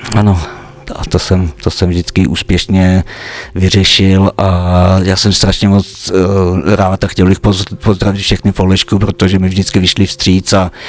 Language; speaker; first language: Czech; native; Czech